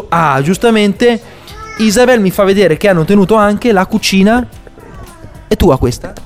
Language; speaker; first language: Italian; native; Italian